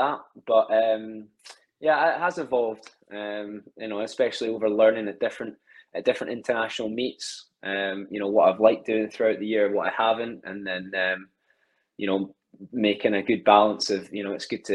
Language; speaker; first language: English; native; English